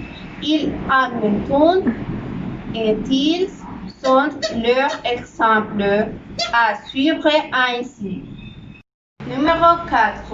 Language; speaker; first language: French; non-native, learner; Spanish